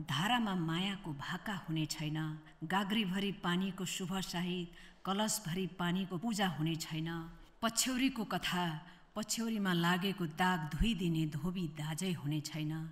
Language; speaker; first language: Nepali; native; Nepali